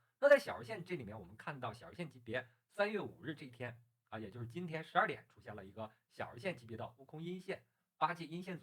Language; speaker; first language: Chinese; native; Chinese